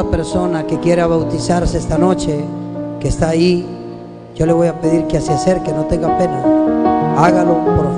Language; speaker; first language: Spanish; native; Spanish